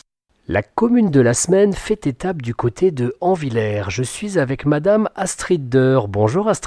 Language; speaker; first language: French; native; French